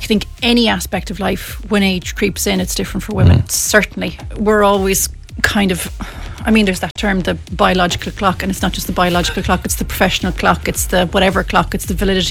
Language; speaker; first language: English; native; English